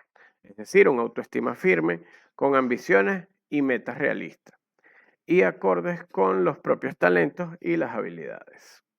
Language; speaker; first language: Spanish; native; Spanish